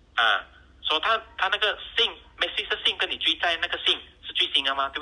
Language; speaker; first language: Chinese; native; Chinese